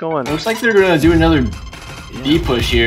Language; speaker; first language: English; native; English